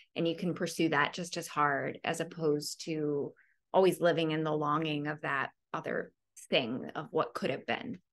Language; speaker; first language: English; native; English